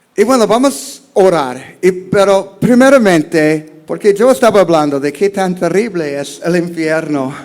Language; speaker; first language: Spanish; non-native, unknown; English